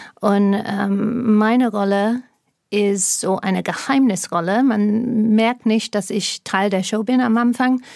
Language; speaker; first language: German; non-native, fluent; English